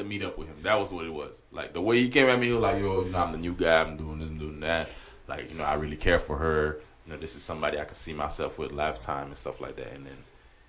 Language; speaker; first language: English; non-native, fluent; Haitian Creole